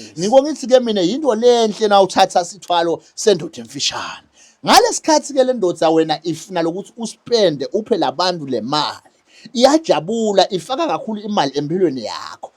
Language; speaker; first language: Zulu; native; Zulu